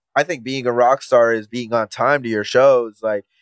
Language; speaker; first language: English; non-native, fluent; Spanish